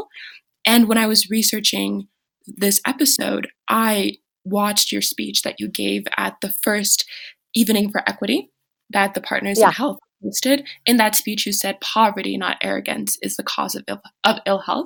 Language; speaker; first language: English; non-native, local second language; French